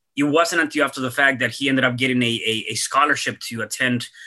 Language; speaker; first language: English; early bilingual, other home language; Spanish